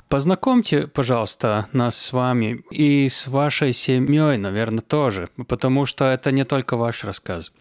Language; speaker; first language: Russian; non-native, local second language; Latvian